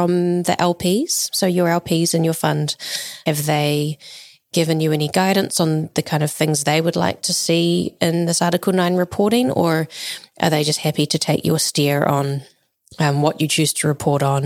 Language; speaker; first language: English; native; English